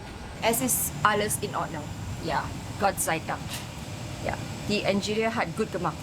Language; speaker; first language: German; non-native, fluent; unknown